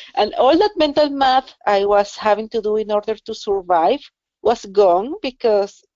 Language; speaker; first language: English; non-native, fluent; Spanish